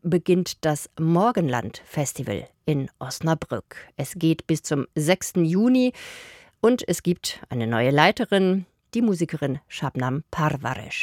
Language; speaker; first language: German; native; German